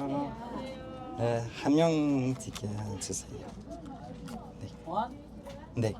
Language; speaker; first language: Korean; non-native, learner; English